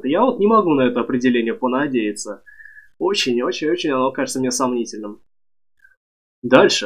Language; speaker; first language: Russian; native; Russian